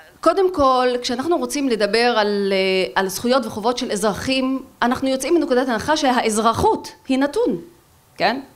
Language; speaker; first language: Hebrew; non-native, local second language; Arabic